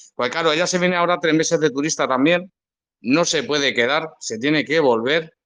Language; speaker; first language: Spanish; native; Spanish